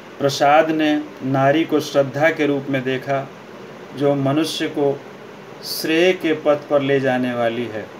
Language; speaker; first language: Hindi; native; Hindi